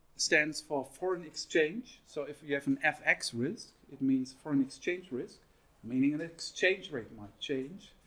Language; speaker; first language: English; non-native, fluent; German